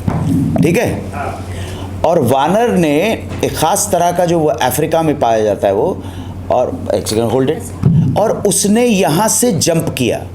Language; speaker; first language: Hindi; native; Hindi